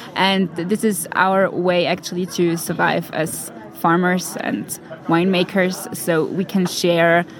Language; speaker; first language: English; non-native, fluent; Italian